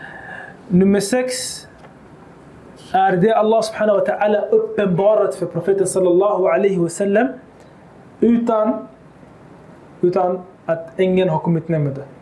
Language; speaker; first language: Swedish; early bilingual, other home language; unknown